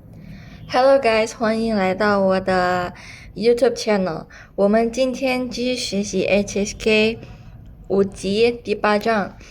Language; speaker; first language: Chinese; non-native, fluent; Indonesian